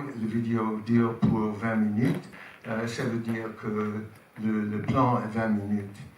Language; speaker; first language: French; non-native, learner; English